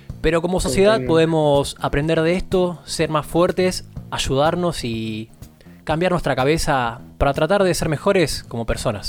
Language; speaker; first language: Spanish; native; Spanish